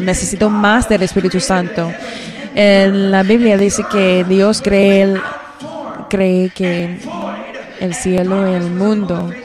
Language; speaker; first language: Spanish; non-native, learner; English